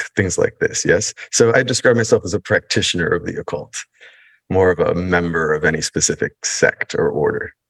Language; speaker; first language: English; early bilingual, other home language; Spanish